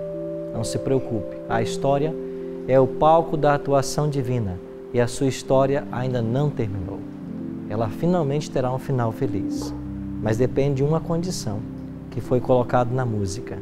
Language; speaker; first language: Portuguese; native; Portuguese